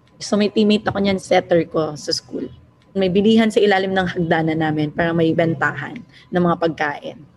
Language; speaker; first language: Filipino; non-native, local second language; Hiligaynon